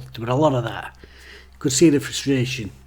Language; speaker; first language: English; native; English